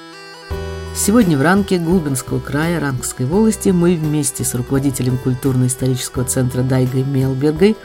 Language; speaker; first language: Russian; native; Russian